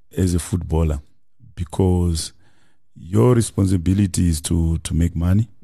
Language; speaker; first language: English; non-native, local second language; Shona